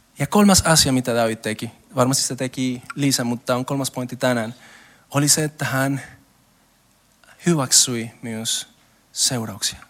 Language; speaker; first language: Finnish; non-native, learner; Spanish